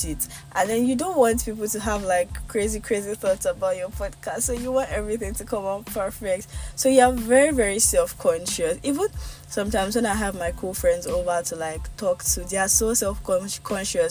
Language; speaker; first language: English; non-native, local second language; Yoruba